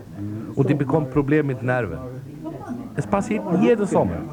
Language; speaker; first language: German; non-native, fluent; Swedish